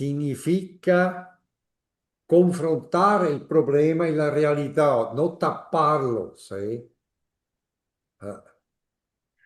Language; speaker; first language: Spanish; non-native, fluent; German